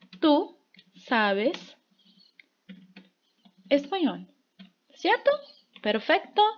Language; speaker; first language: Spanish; non-native, fluent; Portuguese